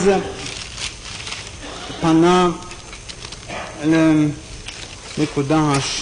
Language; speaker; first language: Hebrew; non-native, fluent; German